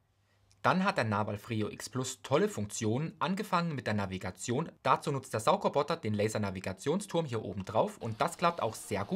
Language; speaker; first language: German; native; German